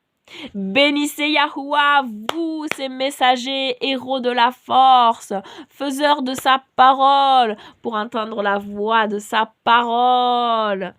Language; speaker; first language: French; native; French